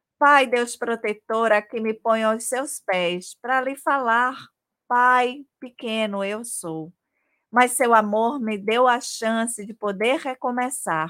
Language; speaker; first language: Portuguese; native; Portuguese